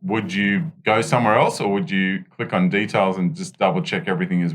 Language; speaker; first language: English; native; English